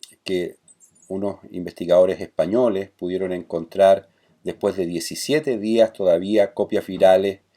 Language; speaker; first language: Spanish; native; Spanish